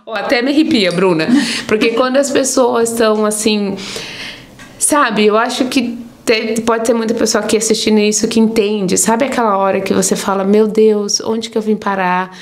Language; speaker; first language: Portuguese; native; Portuguese